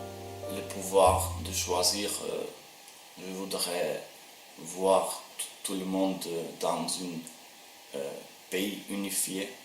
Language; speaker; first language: French; non-native, learner; Albanian